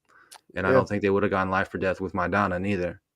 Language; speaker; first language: English; native; English